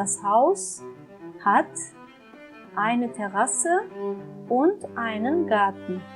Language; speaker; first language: German; non-native, fluent; Turkish